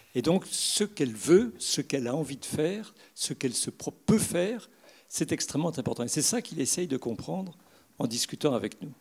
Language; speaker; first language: French; native; French